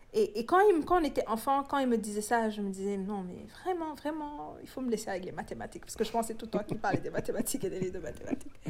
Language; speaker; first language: French; non-native, local second language; Wolof